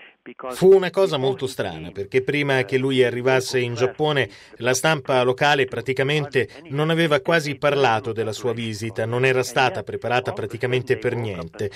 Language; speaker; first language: Italian; non-native, fluent; English